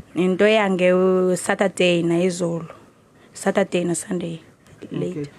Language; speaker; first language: Zulu; non-native, local second language; Xhosa